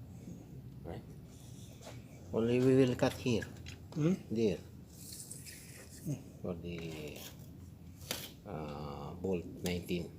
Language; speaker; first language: English; non-native, local second language; Filipino